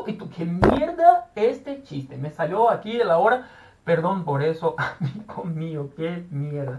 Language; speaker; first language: Spanish; non-native, fluent; Portuguese